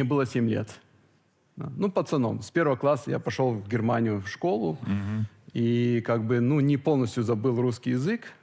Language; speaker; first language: Russian; early bilingual, other home language; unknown